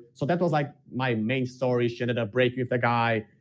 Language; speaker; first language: English; non-native, fluent; Portuguese